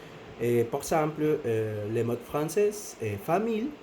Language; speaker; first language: French; non-native, learner; Spanish